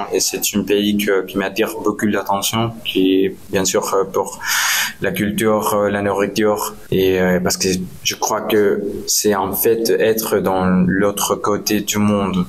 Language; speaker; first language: French; non-native, learner; Spanish